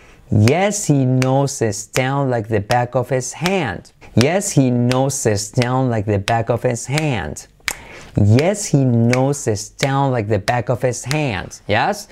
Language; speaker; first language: English; non-native, fluent; Spanish